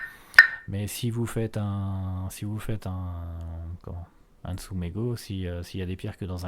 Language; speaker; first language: French; native; French